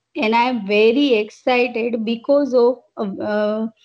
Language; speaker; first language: English; non-native, local second language; Gujarati